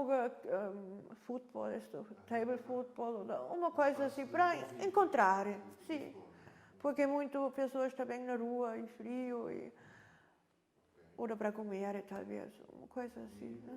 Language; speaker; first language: Portuguese; non-native, learner; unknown